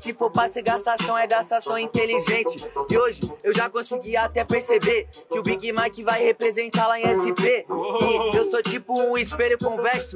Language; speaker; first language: Portuguese; native; Portuguese